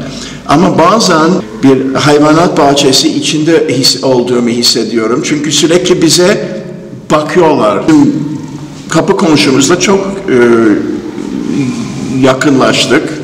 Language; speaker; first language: Turkish; non-native, fluent; English